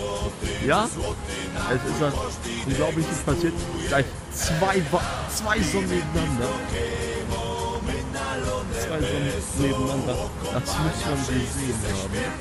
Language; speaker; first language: German; native; German